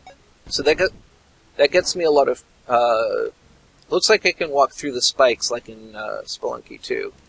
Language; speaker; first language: English; native; English